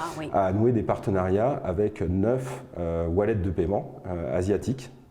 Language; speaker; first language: French; native; French